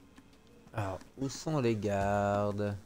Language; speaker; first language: French; native; French